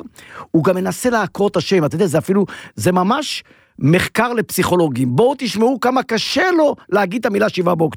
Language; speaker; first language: Hebrew; native; Hebrew